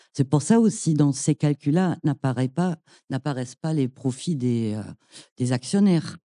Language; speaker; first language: French; non-native, fluent; German